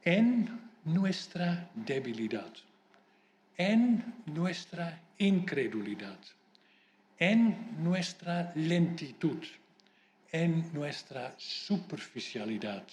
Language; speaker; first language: Spanish; non-native, fluent; Dutch